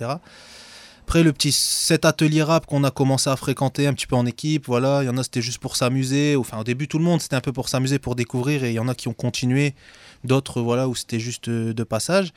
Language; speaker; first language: French; native; French